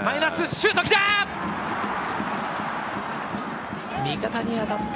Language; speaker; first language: Japanese; native; Japanese